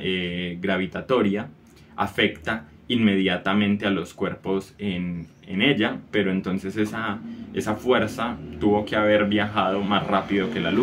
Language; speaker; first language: Spanish; native; Spanish